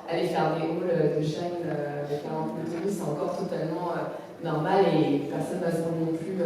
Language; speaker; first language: French; native; French